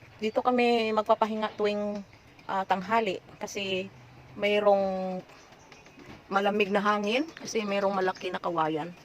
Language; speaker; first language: Filipino; non-native, local second language; Cebuano